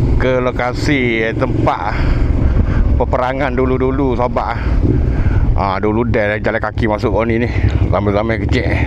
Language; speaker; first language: Malay; native; Malay